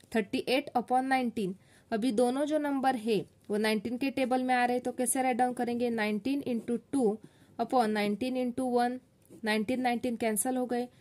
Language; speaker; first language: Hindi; non-native, local second language; Marathi